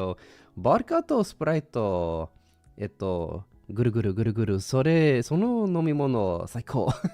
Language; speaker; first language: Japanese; non-native, learner; English